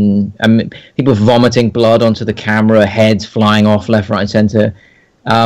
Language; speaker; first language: English; native; English